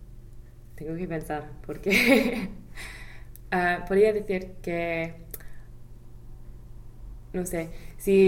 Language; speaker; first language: Spanish; non-native, fluent; English